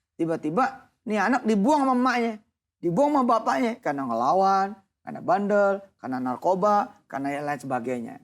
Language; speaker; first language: Indonesian; native; Indonesian